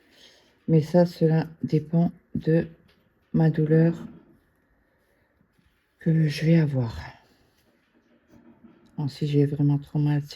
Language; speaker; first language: French; native; French